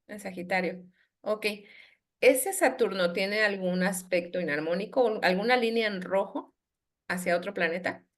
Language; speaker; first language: Spanish; native; Spanish